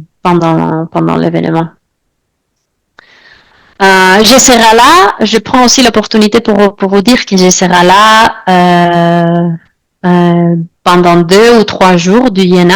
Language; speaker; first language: French; non-native, fluent; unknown